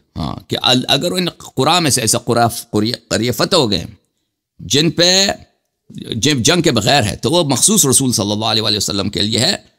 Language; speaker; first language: Urdu; non-native, fluent; Persian